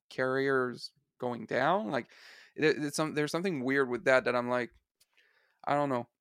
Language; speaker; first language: English; non-native, fluent; French